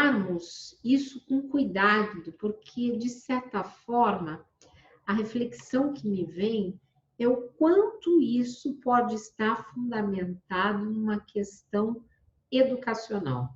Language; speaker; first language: Portuguese; native; Portuguese